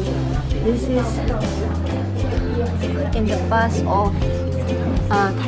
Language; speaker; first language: English; non-native, learner; Indonesian